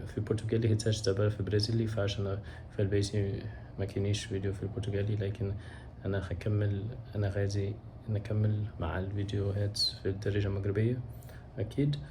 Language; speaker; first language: Arabic; non-native, learner; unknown